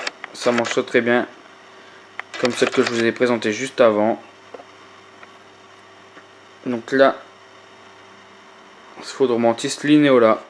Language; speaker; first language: French; native; French